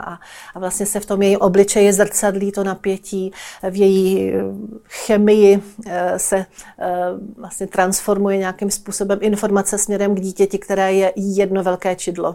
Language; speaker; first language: Czech; native; Czech